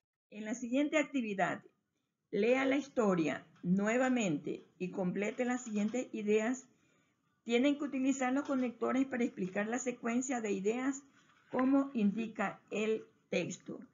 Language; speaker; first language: Spanish; native; Spanish